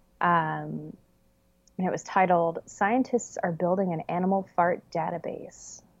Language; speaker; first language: English; native; English